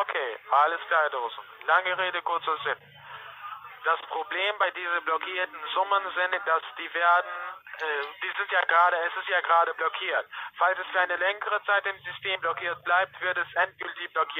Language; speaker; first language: German; non-native, fluent; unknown